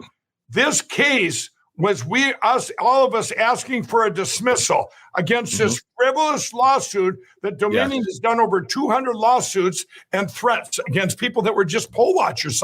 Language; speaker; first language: English; native; English